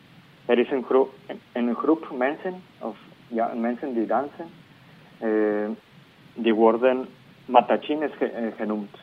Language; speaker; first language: Dutch; non-native, fluent; Spanish